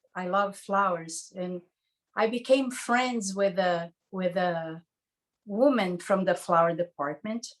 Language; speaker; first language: English; non-native, fluent; Portuguese